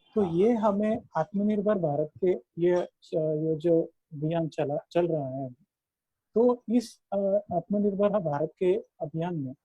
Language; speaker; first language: Hindi; non-native, local second language; Marathi